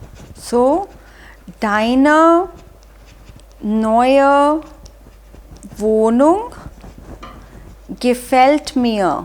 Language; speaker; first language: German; non-native, fluent; Hindi